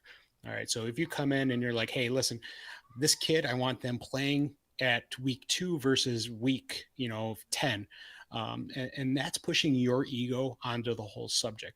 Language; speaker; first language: English; native; English